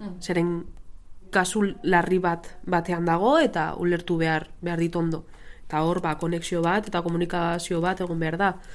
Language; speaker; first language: Basque; non-native, local second language; Spanish